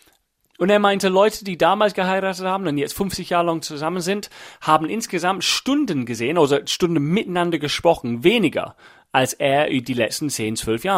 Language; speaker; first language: German; non-native, fluent; English